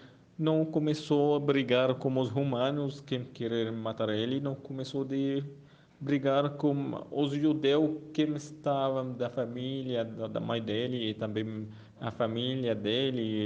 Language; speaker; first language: Portuguese; non-native, fluent; Arabic